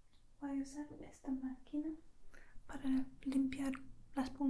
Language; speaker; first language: Spanish; non-native, learner; English